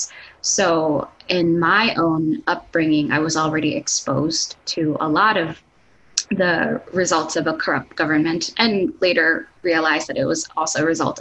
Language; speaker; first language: English; non-native, local second language; Filipino